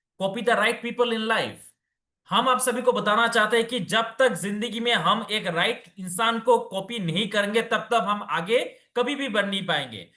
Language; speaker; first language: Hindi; non-native, local second language; Bangla